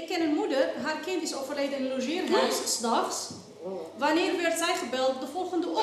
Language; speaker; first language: Dutch; native; Dutch